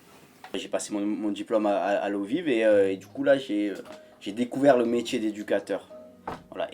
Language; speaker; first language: French; native; French